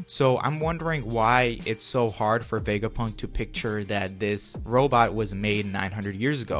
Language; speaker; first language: English; native; English